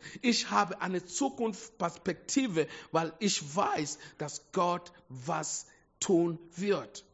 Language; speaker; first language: German; non-native, fluent; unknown